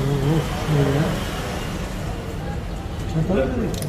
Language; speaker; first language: Turkish; native; Turkish